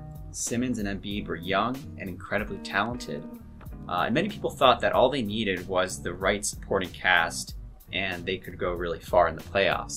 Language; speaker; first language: English; native; English